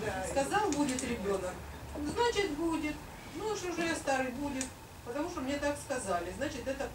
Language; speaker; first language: Russian; native; Russian